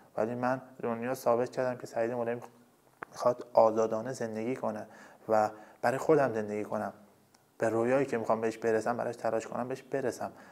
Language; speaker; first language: Persian; native; Persian